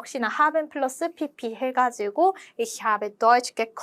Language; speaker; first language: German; non-native, fluent; Korean